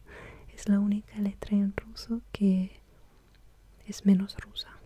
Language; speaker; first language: Spanish; non-native, fluent; Russian